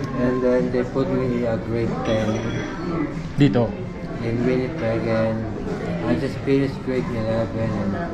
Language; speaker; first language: English; non-native, local second language; Filipino